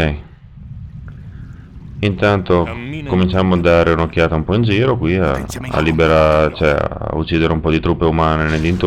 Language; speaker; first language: Italian; native; Italian